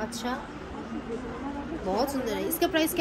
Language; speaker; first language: Hindi; non-native, local second language; Bangla